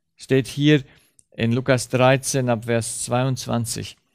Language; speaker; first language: German; early bilingual, heritage; Romanian